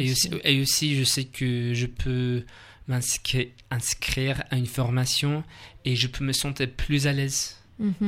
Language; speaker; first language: French; non-native, learner; English